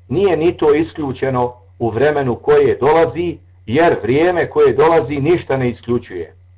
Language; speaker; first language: Bosnian; native; Bosnian